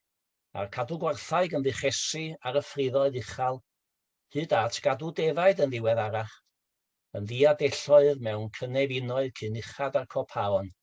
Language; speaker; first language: Welsh; native; Welsh